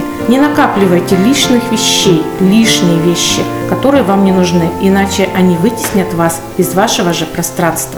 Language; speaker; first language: Russian; native; Russian